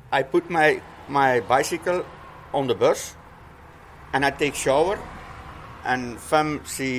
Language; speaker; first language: English; non-native, learner; Dutch